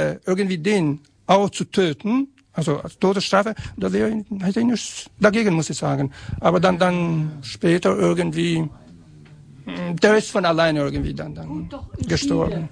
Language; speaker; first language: German; non-native, fluent; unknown